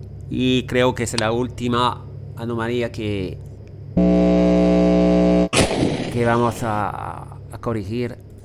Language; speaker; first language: Spanish; non-native, learner; French